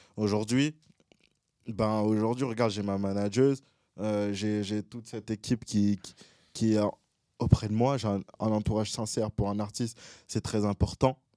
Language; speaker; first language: French; early bilingual, other home language; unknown